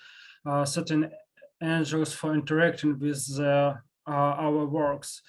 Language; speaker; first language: English; non-native, learner; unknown